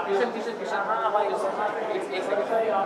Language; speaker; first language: Hindi; native; Hindi